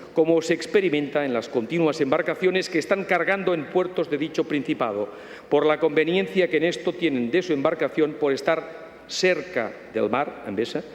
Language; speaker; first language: Spanish; non-native, local second language; Catalan